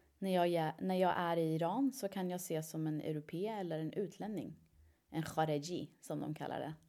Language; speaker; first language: Swedish; early bilingual, other home language; Persian